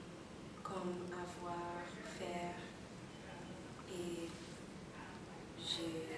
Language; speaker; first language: French; early bilingual, heritage; French